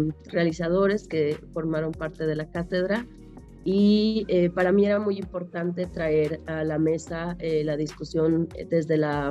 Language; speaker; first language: Spanish; native; Spanish